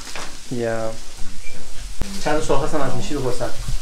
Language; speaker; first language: German; non-native, learner; Persian